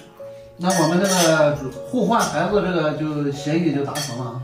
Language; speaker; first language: Chinese; native; Chinese